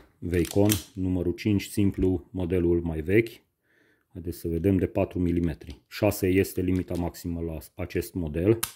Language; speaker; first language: Romanian; non-native, local second language; Hungarian